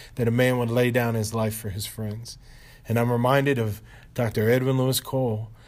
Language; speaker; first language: English; native; English